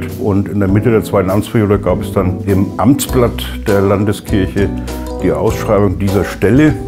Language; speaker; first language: German; native; German